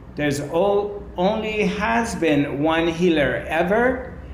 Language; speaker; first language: English; non-native, fluent; Persian